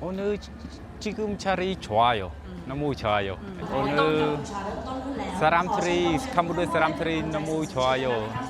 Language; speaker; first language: Korean; non-native, learner; Khmer